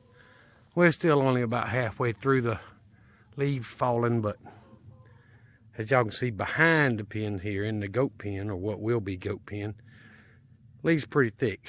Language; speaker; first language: English; native; English